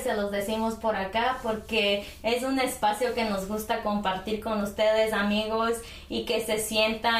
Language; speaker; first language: Spanish; early bilingual, heritage; Spanish